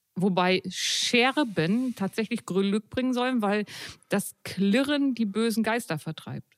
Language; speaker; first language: German; native; German